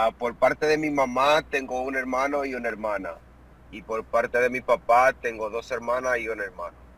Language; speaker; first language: Spanish; early bilingual, other home language; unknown